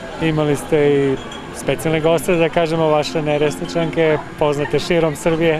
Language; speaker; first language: Serbian; native; Serbian